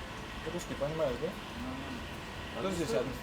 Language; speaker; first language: Russian; non-native, learner; Chinese